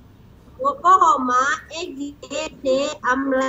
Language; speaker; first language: Cantonese; non-native, learner; Indonesian